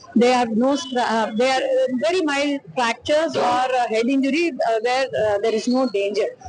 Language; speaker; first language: English; non-native, local second language; Telugu